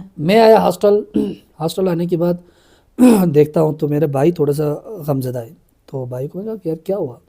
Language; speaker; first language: Urdu; non-native, local second language; Balti